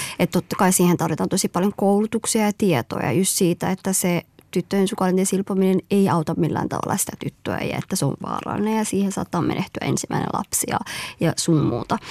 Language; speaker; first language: Finnish; early bilingual, other home language; Somali